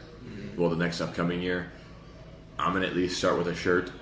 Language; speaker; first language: English; native; English